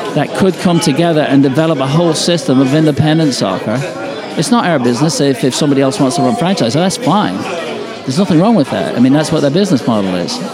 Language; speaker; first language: English; native; English